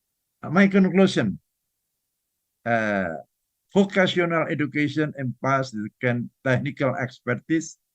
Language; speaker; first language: English; non-native, fluent; Indonesian